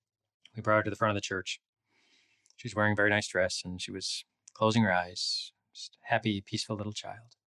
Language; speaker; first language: English; native; English